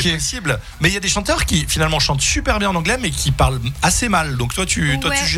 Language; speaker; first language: French; native; French